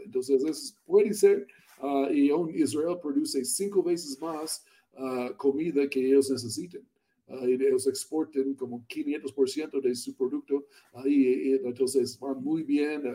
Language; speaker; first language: Spanish; non-native, learner; English